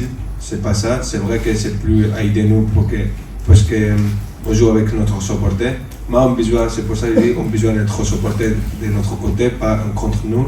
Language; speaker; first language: French; non-native, fluent; Spanish